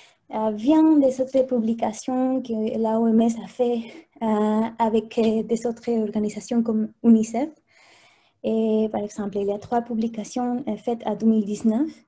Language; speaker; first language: French; non-native, fluent; Spanish